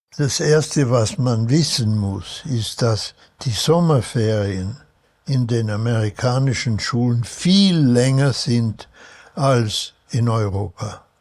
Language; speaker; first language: German; early bilingual, heritage; German